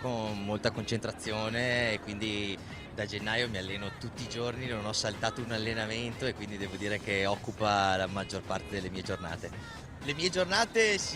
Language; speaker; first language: Italian; native; Italian